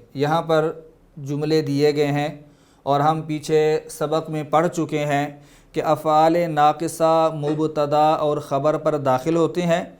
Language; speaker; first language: Urdu; native; Urdu